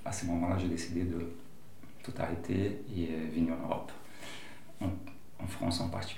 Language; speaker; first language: French; non-native, fluent; Portuguese